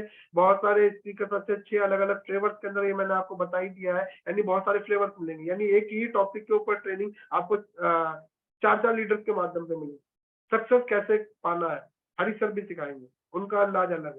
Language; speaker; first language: Hindi; native; Hindi